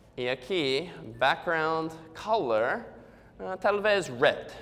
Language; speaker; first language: Spanish; non-native, learner; English